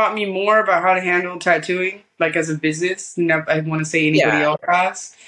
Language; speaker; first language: English; early bilingual, other home language; Malay